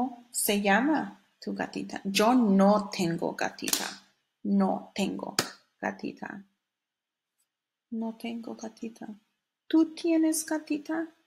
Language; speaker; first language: Spanish; non-native, fluent; English